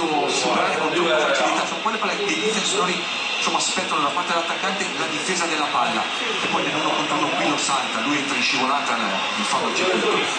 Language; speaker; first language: Italian; native; Italian